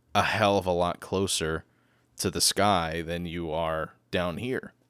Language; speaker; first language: English; native; English